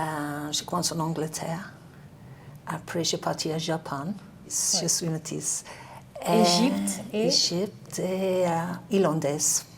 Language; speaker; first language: French; non-native, learner; English